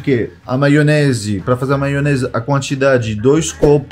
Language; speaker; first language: Portuguese; non-native, fluent; French